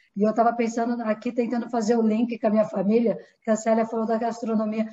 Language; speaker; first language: Portuguese; native; Portuguese